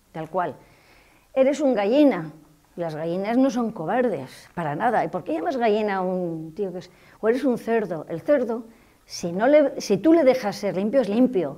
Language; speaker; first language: Spanish; native; Spanish